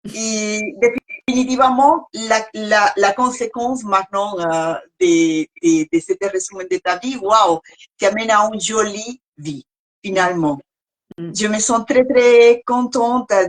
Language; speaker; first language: French; non-native, learner; Spanish